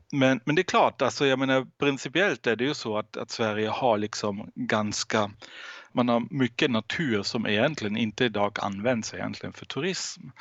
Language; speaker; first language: Swedish; non-native, fluent; German